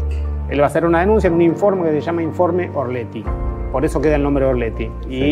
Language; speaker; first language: Spanish; native; Spanish